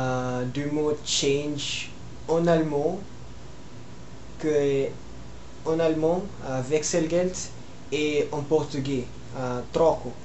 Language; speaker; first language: French; non-native, learner; Filipino